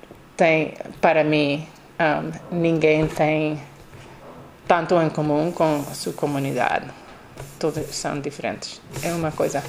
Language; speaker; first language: Portuguese; non-native, learner; English